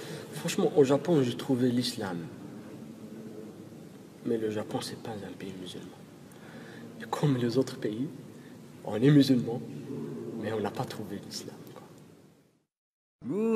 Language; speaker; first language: French; non-native, local second language; Arabic